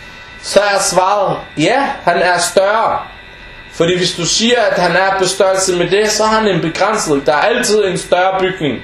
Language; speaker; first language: Danish; non-native, fluent; Arabic